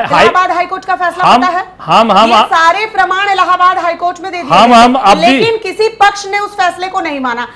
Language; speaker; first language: Hindi; native; Hindi